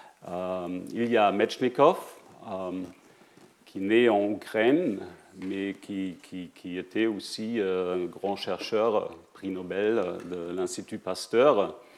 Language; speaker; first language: French; non-native, fluent; German